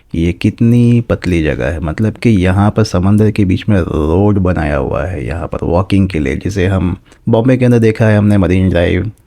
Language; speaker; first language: Hindi; native; Hindi